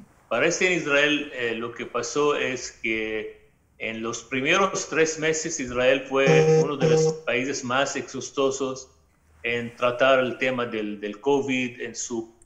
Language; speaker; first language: Spanish; non-native, fluent; Arabic